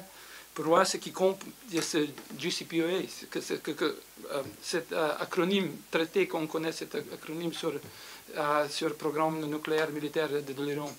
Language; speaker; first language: French; non-native, fluent; Slovenian